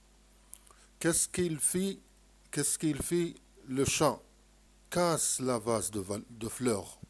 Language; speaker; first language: French; non-native, local second language; Arabic